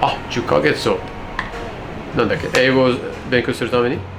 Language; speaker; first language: Japanese; non-native, learner; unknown